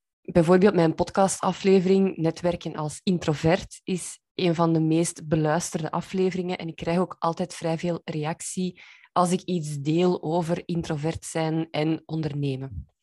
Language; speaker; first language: Dutch; native; Dutch